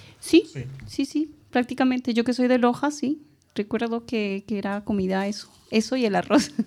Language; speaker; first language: Spanish; native; Spanish